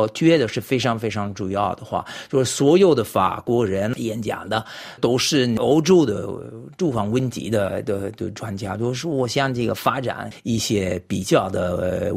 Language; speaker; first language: Chinese; non-native, fluent; French